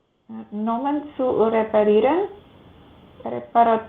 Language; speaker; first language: German; non-native, learner; Macedonian